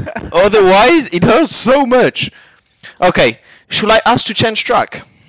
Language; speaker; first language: English; non-native, fluent; French